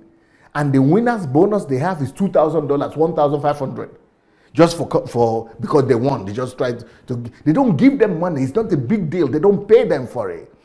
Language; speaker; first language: English; non-native, local second language; Yoruba